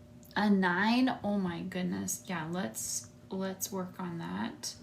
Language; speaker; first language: English; native; English